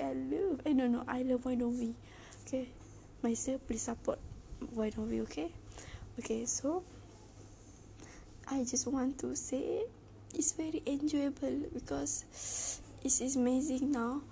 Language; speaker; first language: English; non-native, learner; Malay